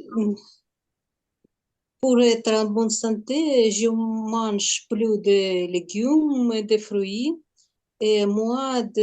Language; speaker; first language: French; non-native, learner; Ukrainian